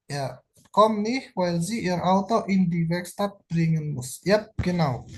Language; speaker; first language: German; non-native, fluent; Indonesian